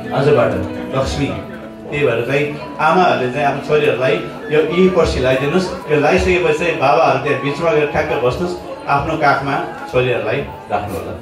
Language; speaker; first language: Nepali; non-native, local second language; Newari